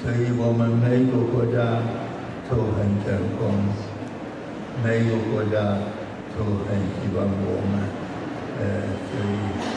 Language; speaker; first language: Chinese; non-native, fluent; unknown